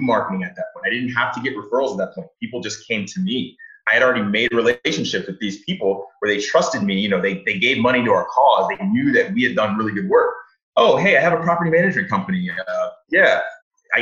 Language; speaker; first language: English; native; English